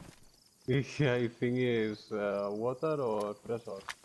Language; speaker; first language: English; non-native, learner; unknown